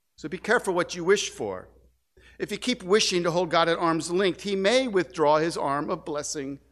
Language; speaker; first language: English; native; English